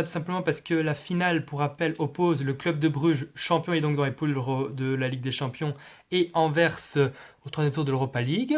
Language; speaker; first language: French; native; French